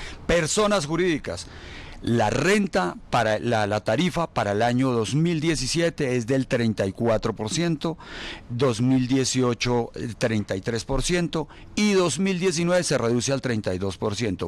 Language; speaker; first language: Spanish; native; Spanish